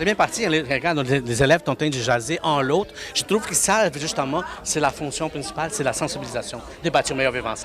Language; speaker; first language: French; non-native, fluent; Portuguese